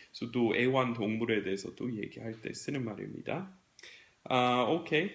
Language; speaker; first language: Korean; non-native, fluent; English